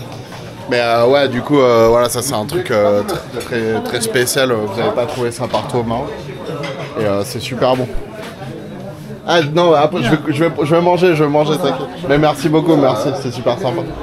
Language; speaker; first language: French; native; French